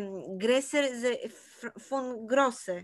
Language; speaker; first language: Hebrew; non-native, learner; Polish